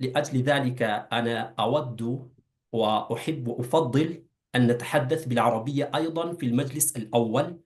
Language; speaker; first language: Arabic; non-native, fluent; Urdu